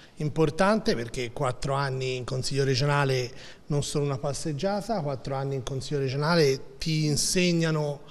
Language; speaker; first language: Italian; native; Italian